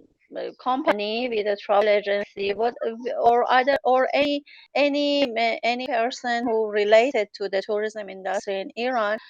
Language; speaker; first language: English; non-native, learner; Persian